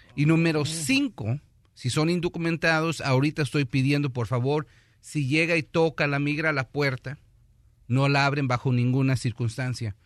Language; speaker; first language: Spanish; early bilingual, heritage; Spanish